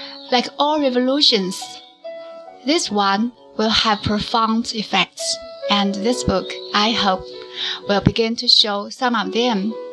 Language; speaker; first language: English; non-native, learner; Chinese